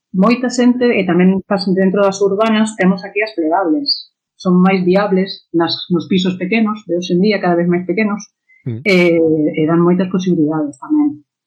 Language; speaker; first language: Galician; non-native, local second language; Spanish